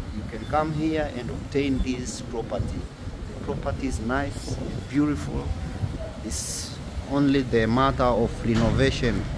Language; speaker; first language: English; non-native, local second language; Swahili